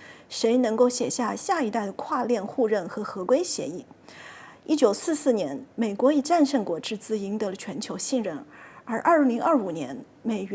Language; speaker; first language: Chinese; native; Chinese